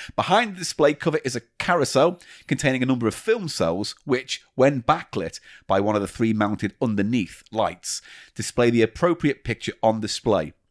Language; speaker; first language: English; native; English